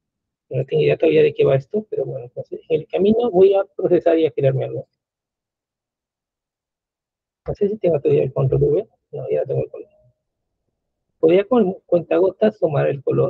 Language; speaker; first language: Spanish; native; Spanish